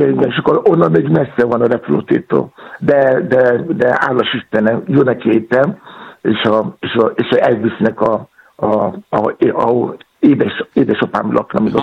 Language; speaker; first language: Hungarian; non-native, fluent; Yoruba